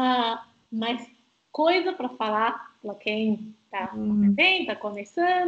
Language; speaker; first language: Portuguese; non-native, fluent; Chinese